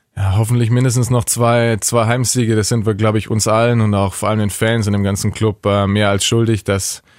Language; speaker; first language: German; native; German